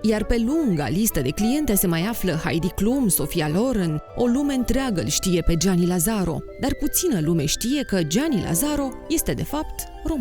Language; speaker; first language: Romanian; native; Romanian